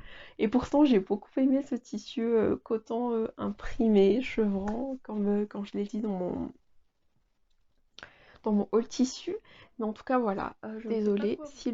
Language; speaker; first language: French; native; French